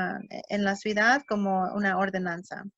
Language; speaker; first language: Spanish; early bilingual, heritage; English